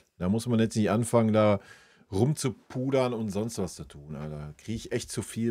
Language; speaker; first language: German; native; German